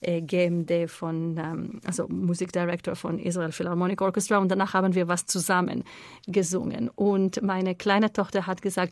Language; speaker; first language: German; non-native, fluent; Hebrew